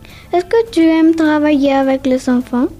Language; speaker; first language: French; non-native, learner; Spanish